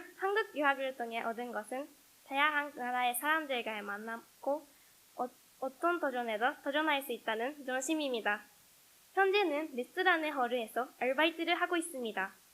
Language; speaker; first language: Korean; non-native, learner; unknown